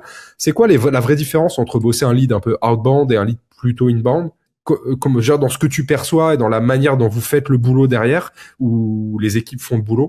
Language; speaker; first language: French; native; French